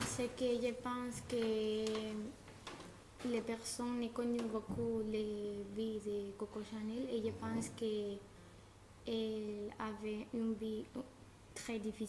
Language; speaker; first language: French; non-native, learner; Spanish